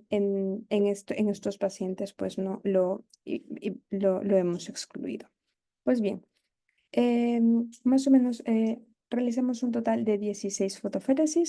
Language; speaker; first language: Spanish; native; Spanish